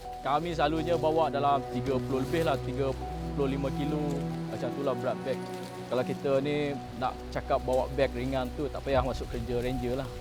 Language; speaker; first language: Malay; non-native, local second language; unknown